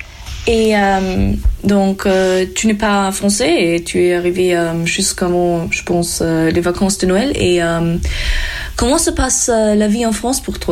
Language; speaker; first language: French; non-native, fluent; German